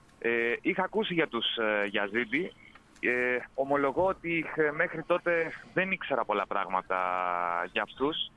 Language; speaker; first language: Greek; native; Greek